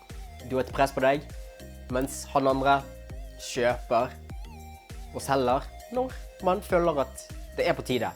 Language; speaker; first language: Norwegian; native; Norwegian